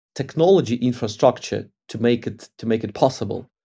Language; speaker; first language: English; non-native, fluent; Ukrainian